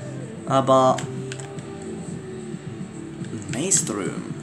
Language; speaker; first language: German; early bilingual, other home language; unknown